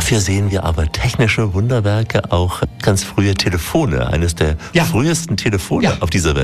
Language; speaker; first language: German; native; German